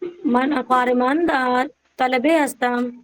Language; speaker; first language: Persian; non-native, learner; Urdu